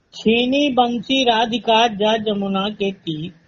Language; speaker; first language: Hindi; native; Hindi